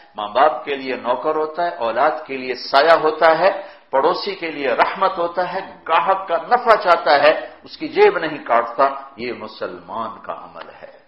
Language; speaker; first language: Urdu; non-native, local second language; Punjabi